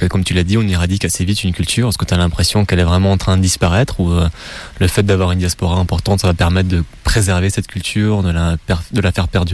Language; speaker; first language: French; native; French